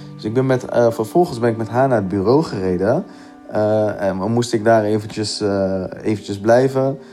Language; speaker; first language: Dutch; native; Dutch